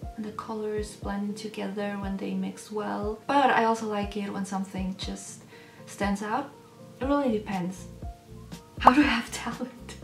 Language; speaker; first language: English; non-native, fluent; German